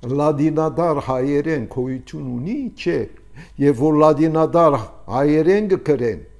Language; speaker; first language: Armenian; early bilingual, heritage; Armenian